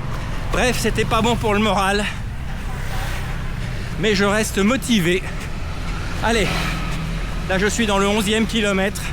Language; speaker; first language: French; native; French